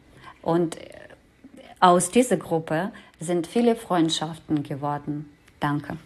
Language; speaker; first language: German; non-native, learner; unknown